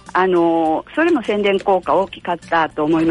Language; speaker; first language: Japanese; native; Japanese